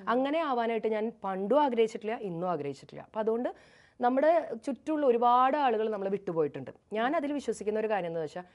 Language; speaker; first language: Malayalam; native; Malayalam